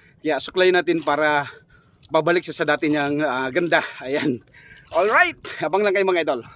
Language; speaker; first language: Filipino; native; Filipino